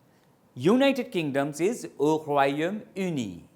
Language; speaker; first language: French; non-native, fluent; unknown